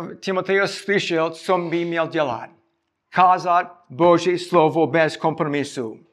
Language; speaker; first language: Czech; non-native, fluent; English